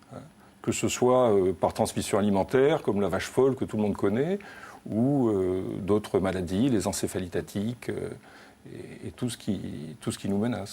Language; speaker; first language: French; native; French